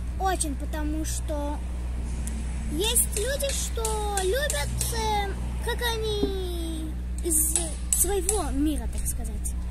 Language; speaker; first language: Russian; early bilingual, heritage; Russian